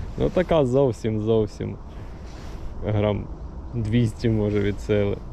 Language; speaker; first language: Ukrainian; native; Ukrainian